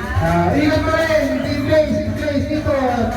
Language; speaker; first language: Filipino; native; Filipino